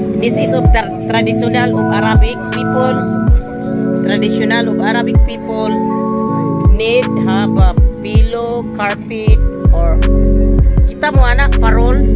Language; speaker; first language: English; non-native, learner; Filipino